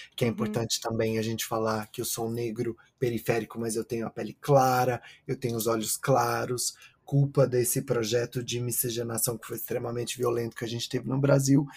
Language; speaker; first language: Portuguese; native; Portuguese